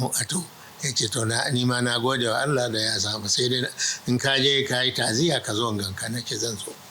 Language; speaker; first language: Hausa; non-native, local second language; Arabic